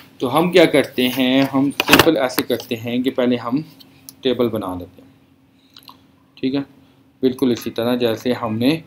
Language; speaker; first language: Urdu; native; Urdu